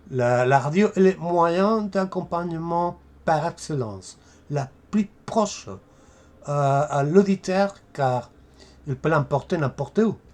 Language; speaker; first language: French; non-native, fluent; Spanish